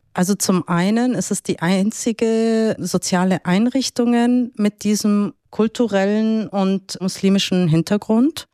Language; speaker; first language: German; early bilingual, other home language; Arabic